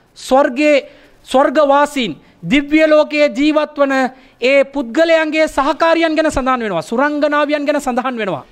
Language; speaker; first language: Sinhala; non-native, local second language; Tamil